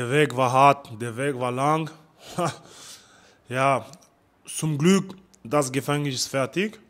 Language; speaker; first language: German; non-native, learner; French